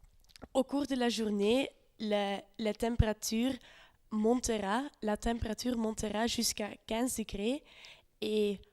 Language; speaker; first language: French; non-native, learner; Dutch